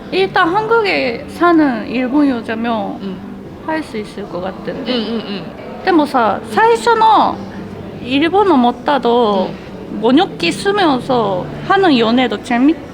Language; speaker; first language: Korean; non-native, local second language; Japanese